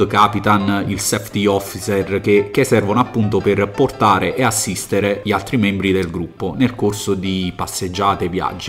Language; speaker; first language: Italian; native; Italian